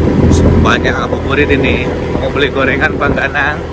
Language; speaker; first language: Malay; non-native, local second language; Javanese